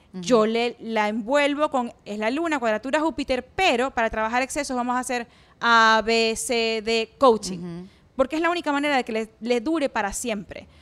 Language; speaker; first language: Spanish; native; Spanish